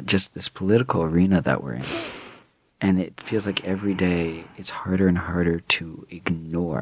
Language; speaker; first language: English; native; English